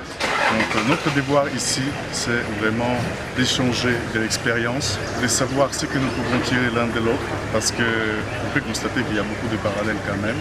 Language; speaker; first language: French; non-native, fluent; Ukrainian